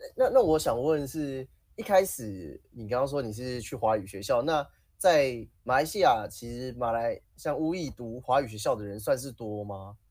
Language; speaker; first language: Chinese; native; Chinese